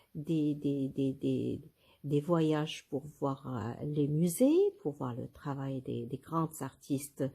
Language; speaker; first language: French; non-native, local second language; Arabic